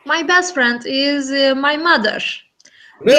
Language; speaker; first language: English; non-native, learner; Turkish